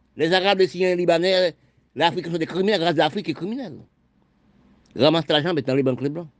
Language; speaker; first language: French; non-native, local second language; Haitian Creole